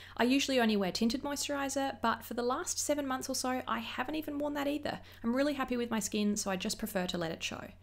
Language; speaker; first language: English; native; English